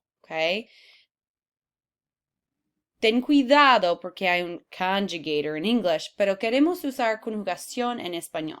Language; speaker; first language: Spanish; non-native, fluent; English